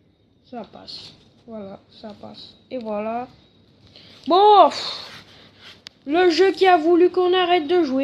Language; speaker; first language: French; native; French